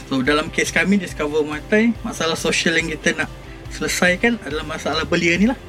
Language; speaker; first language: Malay; native; Malay